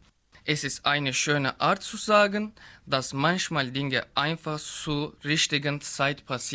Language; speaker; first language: German; non-native, learner; Turkish